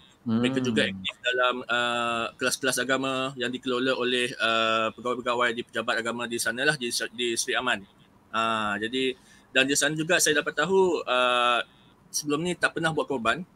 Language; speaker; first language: Malay; native; Malay